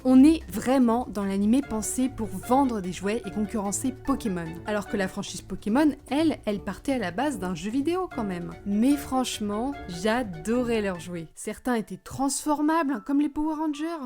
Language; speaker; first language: French; native; French